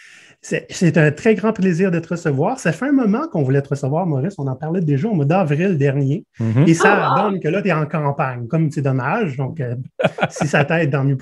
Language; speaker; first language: French; native; French